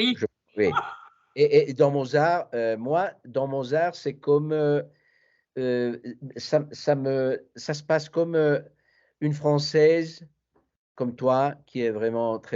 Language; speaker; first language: French; non-native, fluent; Italian